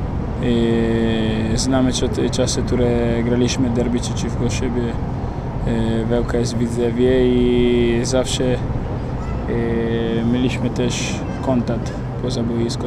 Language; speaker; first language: Polish; non-native, learner; Italian